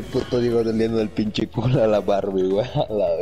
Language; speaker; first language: Spanish; native; Spanish